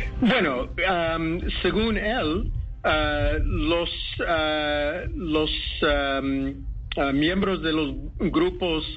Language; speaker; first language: Spanish; non-native, fluent; English